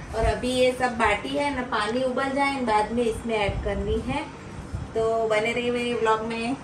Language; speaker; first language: Hindi; non-native, local second language; Gujarati